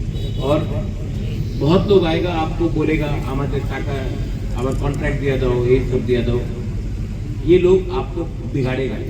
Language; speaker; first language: Hindi; non-native, local second language; Kok Borok